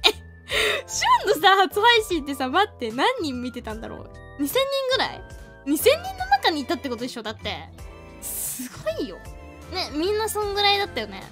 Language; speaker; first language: Japanese; native; Japanese